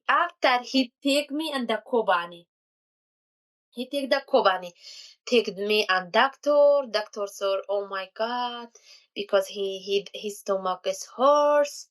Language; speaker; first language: English; non-native, learner; Kurdish